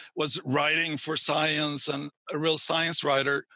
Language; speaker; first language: English; non-native, fluent; Swedish